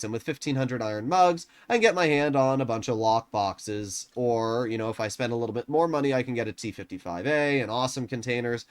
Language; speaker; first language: English; native; English